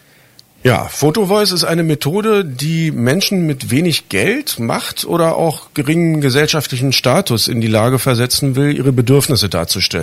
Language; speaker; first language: German; native; German